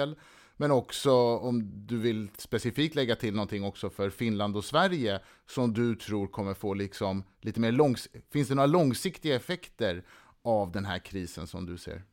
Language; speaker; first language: Swedish; native; Swedish